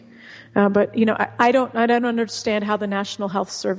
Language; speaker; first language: English; early bilingual, other home language; Russian